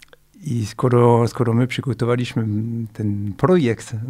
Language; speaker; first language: Polish; non-native, fluent; French